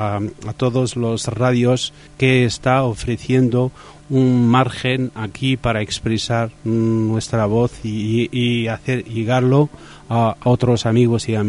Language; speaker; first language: Spanish; non-native, fluent; Riffian